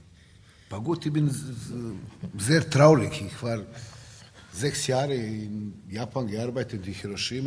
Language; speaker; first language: German; non-native, learner; Serbian